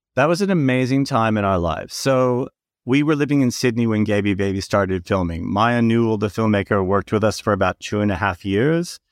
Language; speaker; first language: English; native; English